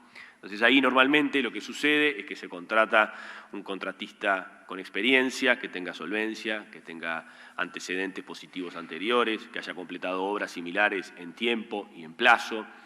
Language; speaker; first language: Spanish; native; Spanish